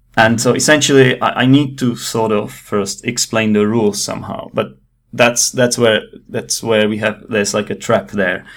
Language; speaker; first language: English; non-native, fluent; Czech